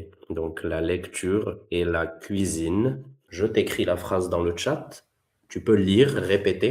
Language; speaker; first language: French; native; French